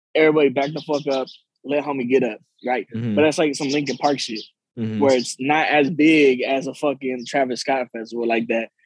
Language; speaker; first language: English; native; English